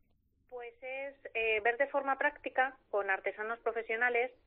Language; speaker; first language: Spanish; native; Spanish